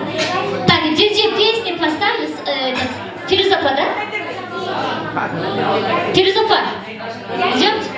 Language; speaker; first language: Russian; non-native, local second language; Uzbek